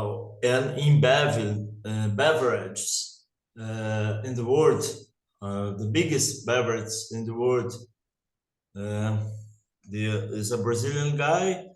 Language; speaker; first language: English; non-native, learner; Portuguese